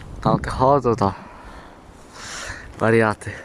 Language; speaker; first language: Polish; native; Polish